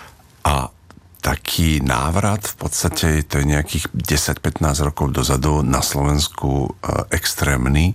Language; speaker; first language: Slovak; native; Slovak